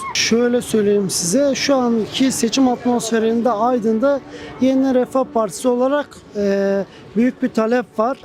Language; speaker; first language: Turkish; native; Turkish